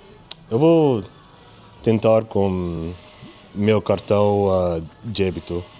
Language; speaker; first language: Portuguese; non-native, learner; English